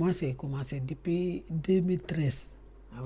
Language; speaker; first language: French; non-native, learner; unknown